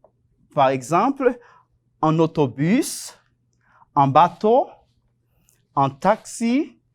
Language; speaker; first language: French; non-native, fluent; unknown